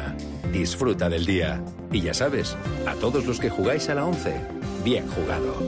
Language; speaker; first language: Spanish; native; Spanish